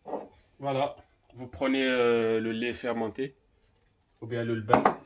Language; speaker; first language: French; non-native, local second language; Arabic